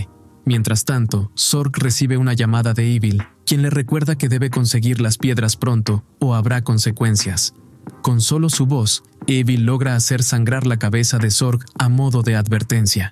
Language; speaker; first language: Spanish; native; Spanish